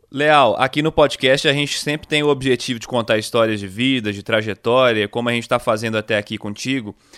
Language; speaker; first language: Portuguese; native; Portuguese